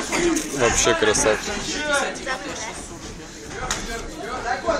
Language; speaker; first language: Russian; native; Russian